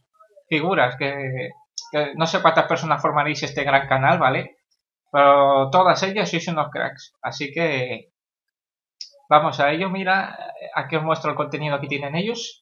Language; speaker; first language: Spanish; native; Spanish